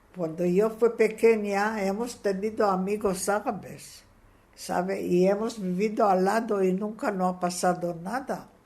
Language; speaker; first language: Spanish; non-native, fluent; Hebrew